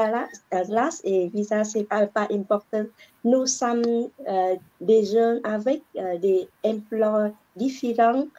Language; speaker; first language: French; non-native, learner; Vietnamese